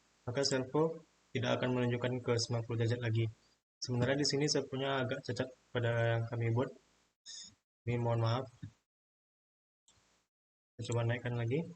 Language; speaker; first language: Indonesian; native; Indonesian